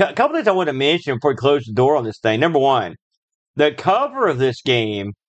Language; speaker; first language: English; native; English